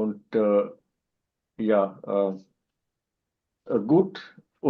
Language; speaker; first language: German; non-native, fluent; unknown